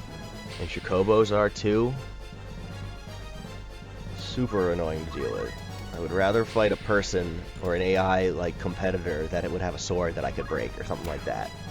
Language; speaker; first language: English; native; English